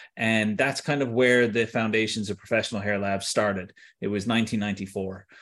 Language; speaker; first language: English; native; English